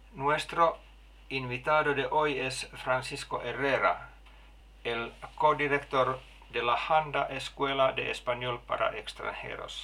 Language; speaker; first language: Spanish; non-native, learner; Finnish